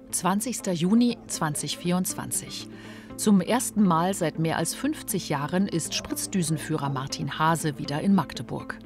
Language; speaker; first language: German; native; German